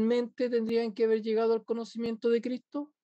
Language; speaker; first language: Spanish; native; Spanish